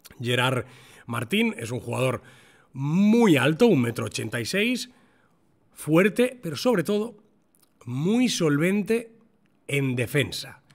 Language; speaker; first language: Spanish; native; Spanish